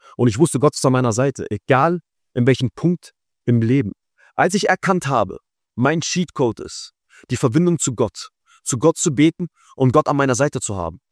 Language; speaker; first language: German; early bilingual, other home language; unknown